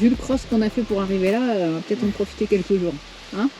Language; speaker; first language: French; native; French